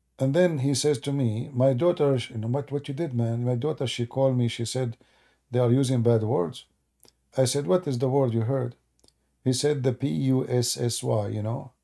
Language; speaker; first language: English; non-native, fluent; Arabic